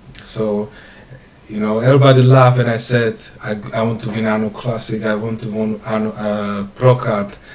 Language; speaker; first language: English; non-native, fluent; Slovak